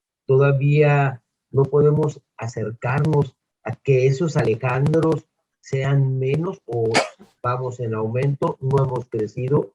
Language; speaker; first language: Spanish; native; Spanish